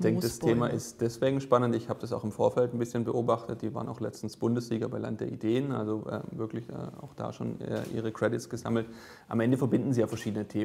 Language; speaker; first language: German; native; German